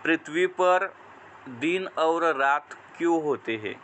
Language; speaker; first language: Hindi; non-native, local second language; Marathi